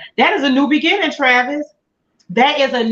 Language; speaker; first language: English; native; English